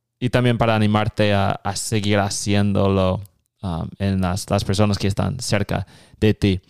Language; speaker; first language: Spanish; non-native, fluent; English